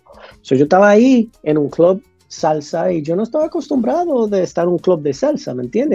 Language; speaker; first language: Spanish; early bilingual, heritage; English